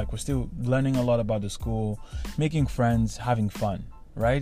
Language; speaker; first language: English; non-native, local second language; Igbo